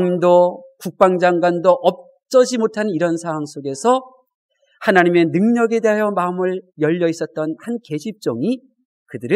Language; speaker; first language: Korean; native; Korean